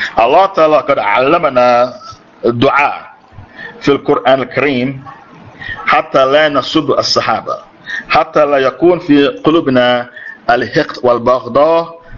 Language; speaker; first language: Arabic; non-native, fluent; English